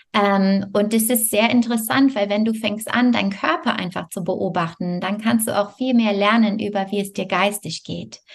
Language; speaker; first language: German; non-native, fluent; French